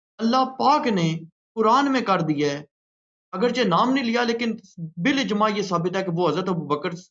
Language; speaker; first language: Urdu; native; Urdu